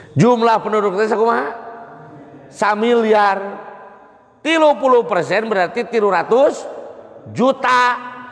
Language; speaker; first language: Sundanese; native; Sundanese